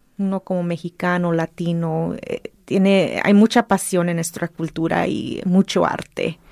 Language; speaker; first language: Spanish; early bilingual, heritage; Spanish